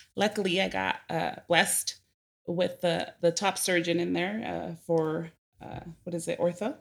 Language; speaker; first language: English; native; English